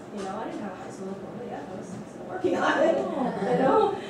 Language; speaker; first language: English; native; English